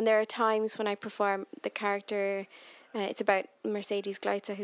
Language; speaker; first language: English; native; English